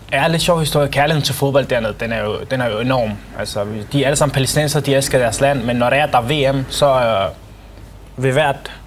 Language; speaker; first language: Danish; early bilingual, other home language; Arabic